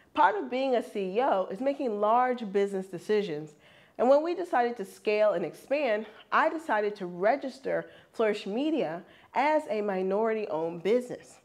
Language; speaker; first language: English; non-native, fluent; German